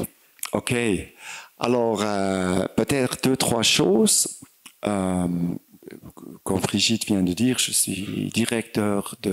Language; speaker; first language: French; non-native, fluent; German